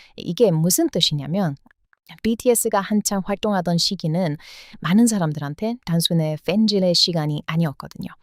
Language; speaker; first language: Korean; non-native, fluent; English